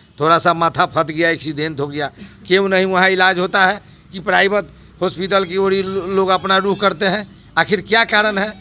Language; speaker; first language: Hindi; native; Hindi